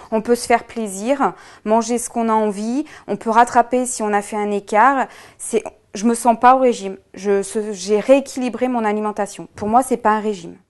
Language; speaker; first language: French; native; French